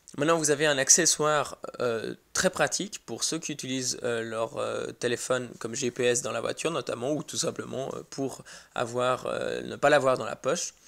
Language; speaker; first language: French; native; French